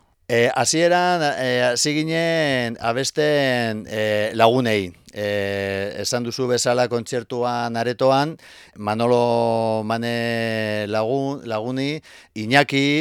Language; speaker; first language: Basque; non-native, local second language; Spanish